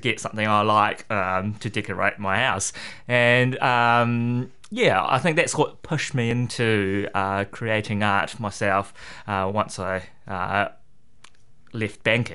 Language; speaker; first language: English; native; English